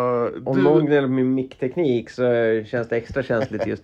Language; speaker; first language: Swedish; native; Swedish